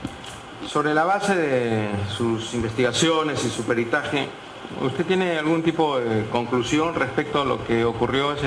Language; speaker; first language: Spanish; native; Spanish